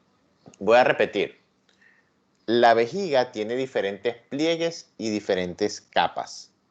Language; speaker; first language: Spanish; native; Spanish